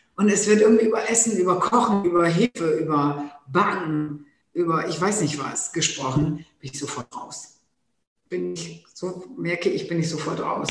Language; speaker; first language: German; non-native, local second language; Low German